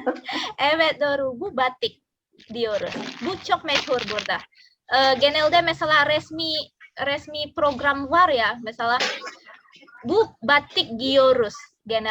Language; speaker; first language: Turkish; non-native, learner; Indonesian